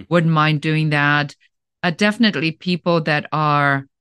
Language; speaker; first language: English; non-native, fluent; German